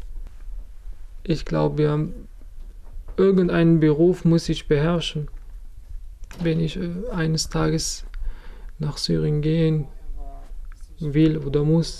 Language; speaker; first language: German; non-native, fluent; Kurdish